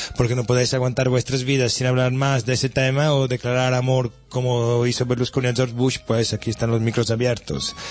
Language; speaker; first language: Spanish; non-native, fluent; Italian